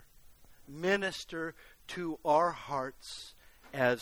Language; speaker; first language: English; native; English